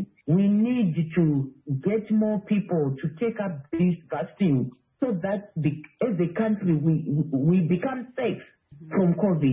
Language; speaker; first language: English; non-native, local second language; Shona